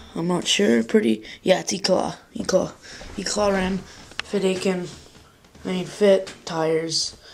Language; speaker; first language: English; native; English